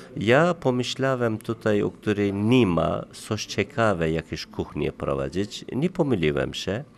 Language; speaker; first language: Polish; non-native, learner; Turkish